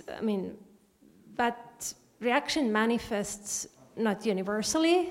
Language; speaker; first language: English; non-native, fluent; Estonian